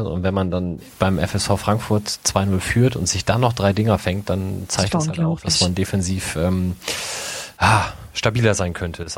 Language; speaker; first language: German; native; German